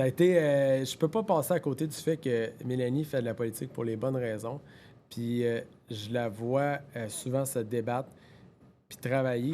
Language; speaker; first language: French; native; French